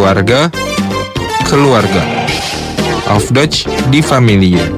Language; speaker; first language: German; non-native, fluent; Indonesian